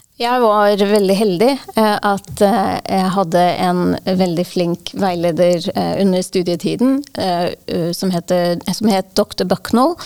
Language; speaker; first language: Norwegian; non-native, fluent; English